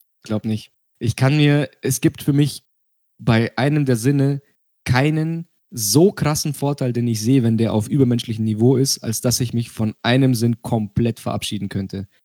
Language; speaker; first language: German; early bilingual, other home language; Russian